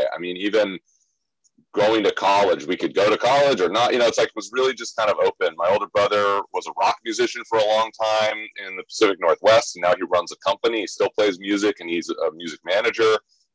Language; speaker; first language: English; native; English